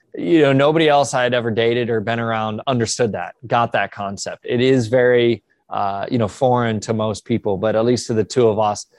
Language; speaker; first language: English; native; English